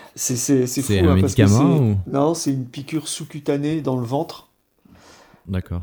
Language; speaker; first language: French; native; French